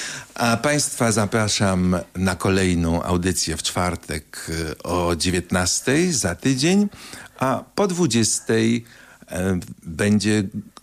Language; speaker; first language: Polish; native; Polish